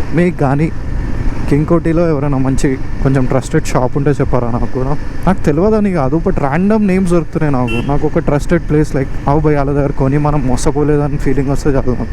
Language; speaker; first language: Telugu; non-native, local second language; Hindi